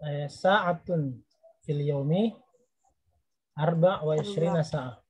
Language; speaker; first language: Arabic; non-native, fluent; Indonesian